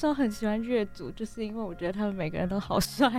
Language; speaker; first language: Chinese; native; Chinese